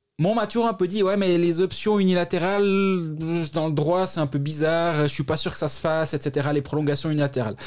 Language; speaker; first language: French; native; French